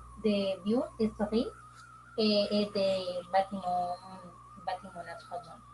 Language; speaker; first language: French; non-native, learner; Spanish